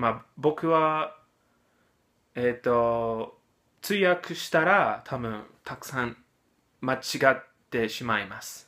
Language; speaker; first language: Japanese; non-native, fluent; English